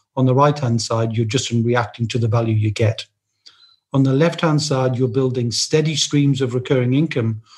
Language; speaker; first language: English; native; English